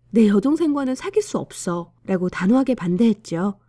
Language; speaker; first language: Korean; native; Korean